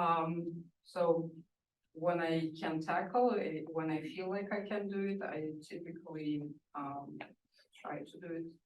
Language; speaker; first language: English; non-native, fluent; Russian